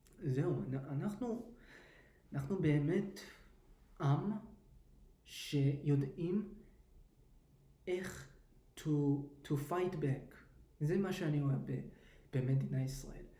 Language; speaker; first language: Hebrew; early bilingual, heritage; English